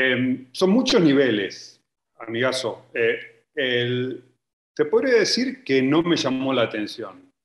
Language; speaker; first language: Spanish; native; Spanish